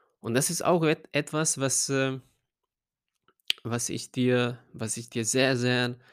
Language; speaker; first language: German; non-native, fluent; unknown